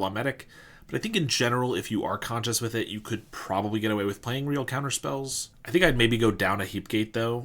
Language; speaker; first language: English; native; English